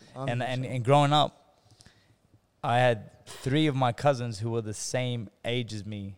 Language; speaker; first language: English; native; English